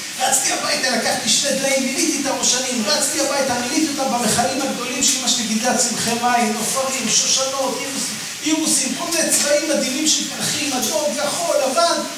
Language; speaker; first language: Hebrew; native; Hebrew